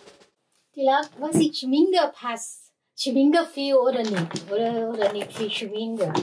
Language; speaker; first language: German; non-native, learner; Thai